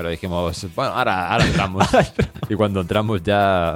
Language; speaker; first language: Spanish; native; Spanish